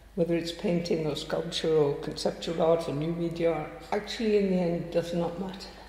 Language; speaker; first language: English; native; English